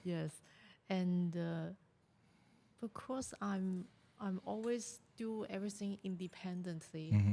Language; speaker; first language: English; non-native, learner; Chinese